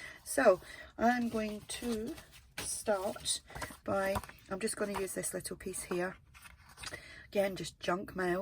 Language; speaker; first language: English; native; English